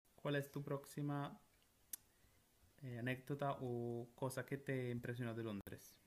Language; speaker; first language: Spanish; non-native, fluent; Italian